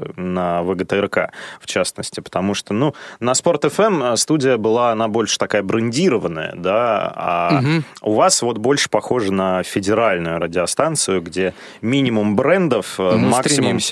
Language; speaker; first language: Russian; native; Russian